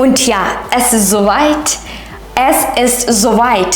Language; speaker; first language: German; non-native, fluent; Ukrainian